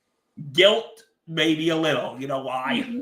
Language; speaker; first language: English; native; English